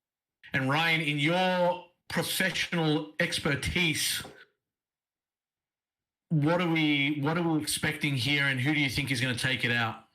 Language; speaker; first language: English; native; English